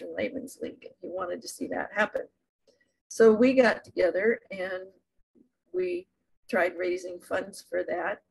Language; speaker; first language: English; native; English